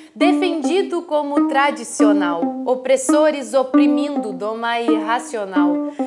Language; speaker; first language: Portuguese; native; Portuguese